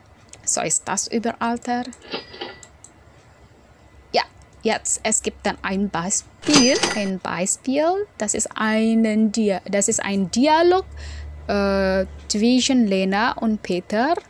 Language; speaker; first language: German; non-native, fluent; Indonesian